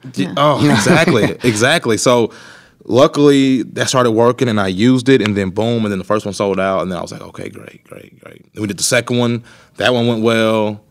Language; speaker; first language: English; native; English